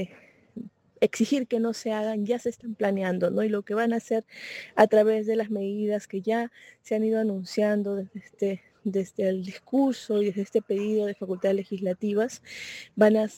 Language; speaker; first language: Spanish; native; Spanish